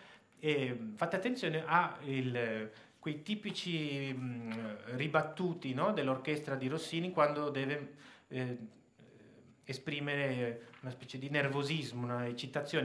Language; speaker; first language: Italian; native; Italian